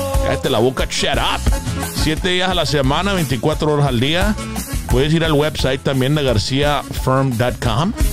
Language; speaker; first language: Spanish; early bilingual, other home language; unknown